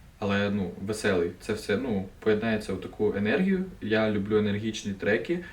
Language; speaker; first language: Ukrainian; non-native, local second language; Russian